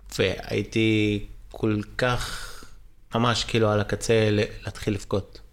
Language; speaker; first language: Hebrew; non-native, local second language; Arabic